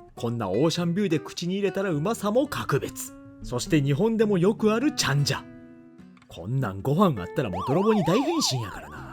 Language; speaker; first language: Japanese; native; Japanese